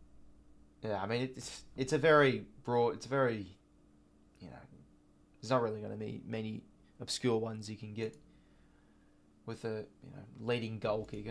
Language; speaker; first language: English; native; English